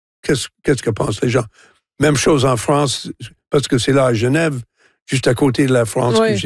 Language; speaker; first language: French; non-native, local second language; English